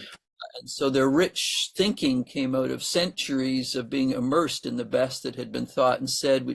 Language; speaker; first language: English; native; English